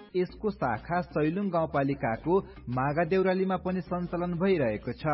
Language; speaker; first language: Nepali; native; Nepali